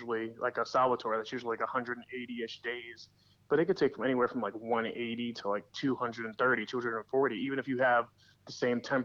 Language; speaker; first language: English; native; English